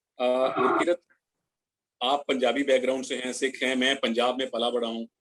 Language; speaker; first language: Hindi; native; Hindi